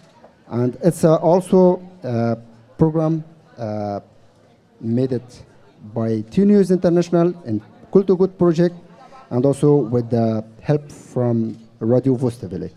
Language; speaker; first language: English; non-native, learner; Persian